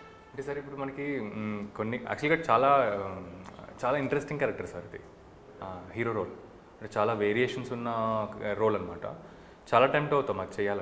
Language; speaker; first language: Telugu; native; Telugu